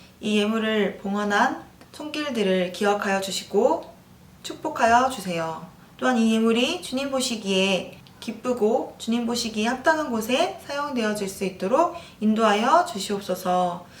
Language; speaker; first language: Korean; native; Korean